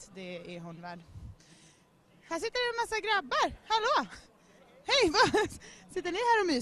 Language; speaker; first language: Swedish; native; Swedish